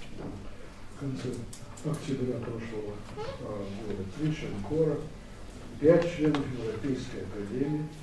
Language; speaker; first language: Russian; native; Russian